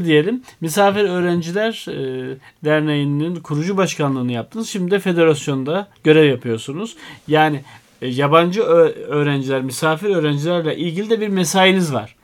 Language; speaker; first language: Turkish; native; Turkish